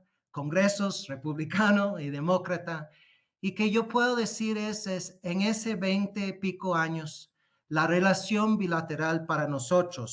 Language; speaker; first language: Spanish; non-native, fluent; English